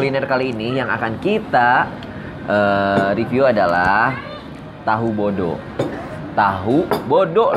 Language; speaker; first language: Indonesian; native; Indonesian